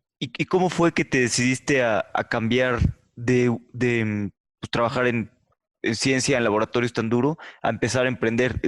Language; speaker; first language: Spanish; native; Spanish